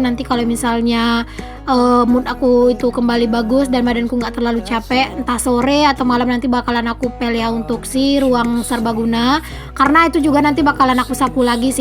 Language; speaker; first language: Indonesian; native; Indonesian